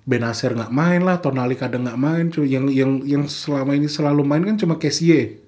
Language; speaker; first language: Indonesian; native; Indonesian